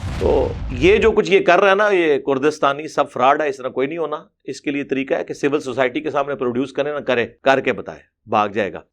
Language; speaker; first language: Urdu; non-native, local second language; Punjabi